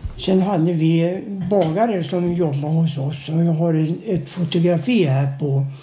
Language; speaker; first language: Swedish; native; Swedish